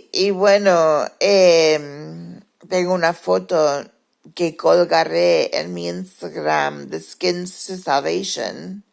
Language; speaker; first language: Spanish; early bilingual, heritage; Spanish